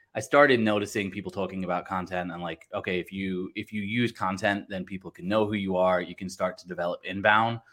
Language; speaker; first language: English; native; English